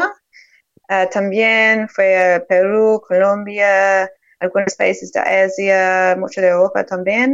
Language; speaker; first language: Spanish; non-native, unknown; English